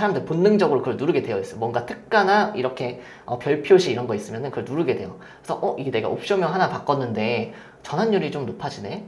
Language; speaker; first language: Korean; native; Korean